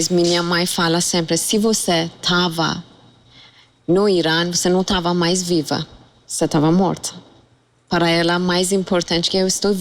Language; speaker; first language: Portuguese; non-native, fluent; Persian